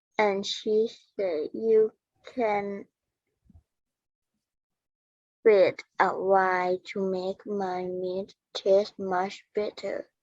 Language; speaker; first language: English; non-native, learner; Thai